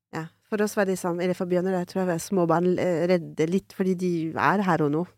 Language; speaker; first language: Norwegian; non-native, fluent; French